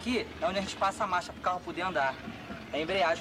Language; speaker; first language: Portuguese; native; Portuguese